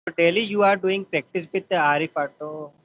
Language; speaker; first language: English; non-native, learner; Hindi